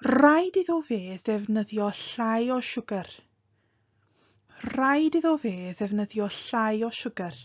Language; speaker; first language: Welsh; non-native, fluent; English